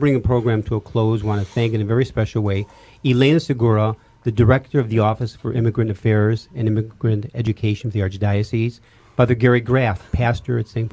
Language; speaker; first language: English; native; English